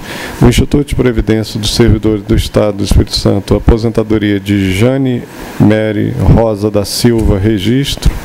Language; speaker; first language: Portuguese; native; Portuguese